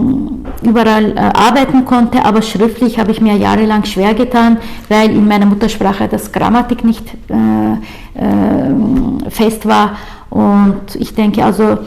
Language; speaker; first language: German; early bilingual, other home language; Turkish